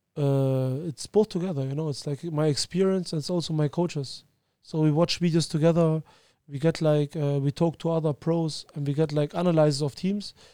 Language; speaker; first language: English; early bilingual, other home language; Albanian